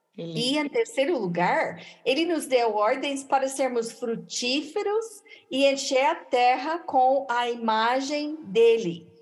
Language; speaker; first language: Portuguese; non-native, fluent; English